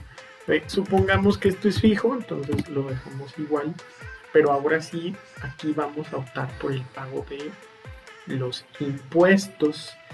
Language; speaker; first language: Spanish; native; Spanish